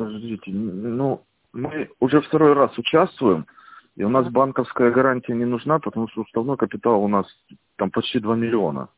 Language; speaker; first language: Russian; native; Russian